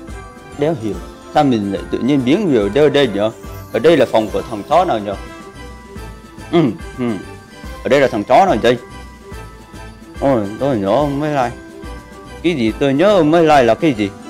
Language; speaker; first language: Vietnamese; native; Vietnamese